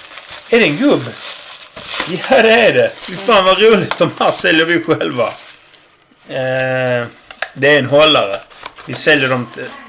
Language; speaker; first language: Swedish; native; Swedish